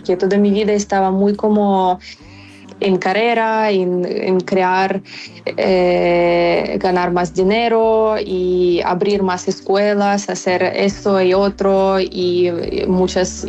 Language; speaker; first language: Spanish; non-native, fluent; Ukrainian